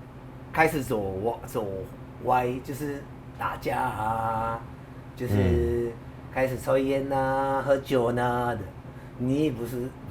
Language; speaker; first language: Chinese; non-native, fluent; Japanese